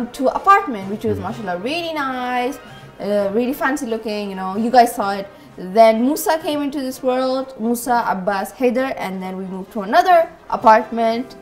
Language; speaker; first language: English; native; English